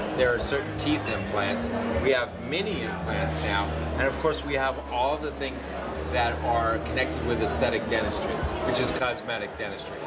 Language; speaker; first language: English; non-native, fluent; Portuguese